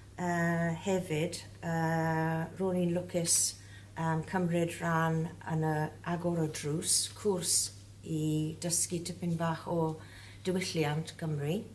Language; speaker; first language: Welsh; non-native, local second language; English